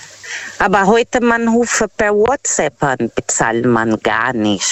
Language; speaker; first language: German; non-native, fluent; Portuguese